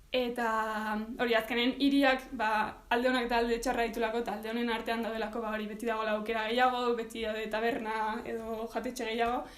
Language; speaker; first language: Basque; native; Basque